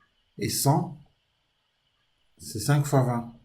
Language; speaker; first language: French; native; French